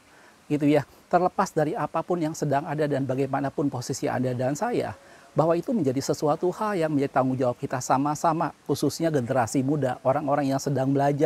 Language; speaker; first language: Indonesian; native; Indonesian